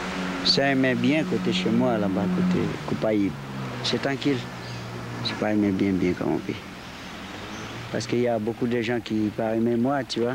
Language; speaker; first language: French; non-native, local second language; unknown